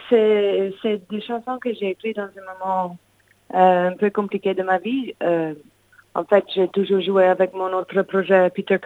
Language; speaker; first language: French; non-native, fluent; English